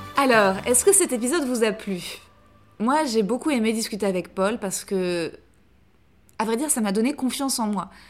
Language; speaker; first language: French; native; French